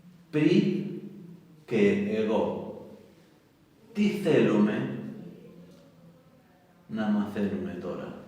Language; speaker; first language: Greek; non-native, fluent; Spanish